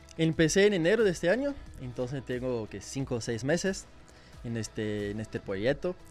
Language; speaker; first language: Spanish; non-native, learner; Portuguese